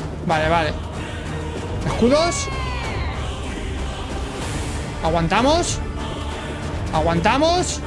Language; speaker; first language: Spanish; native; Spanish